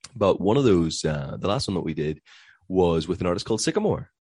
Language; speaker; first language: English; native; English